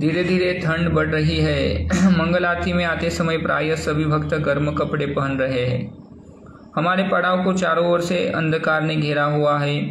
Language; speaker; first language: Hindi; non-native, local second language; Marathi